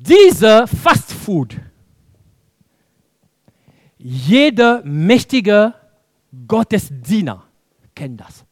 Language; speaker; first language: German; non-native, fluent; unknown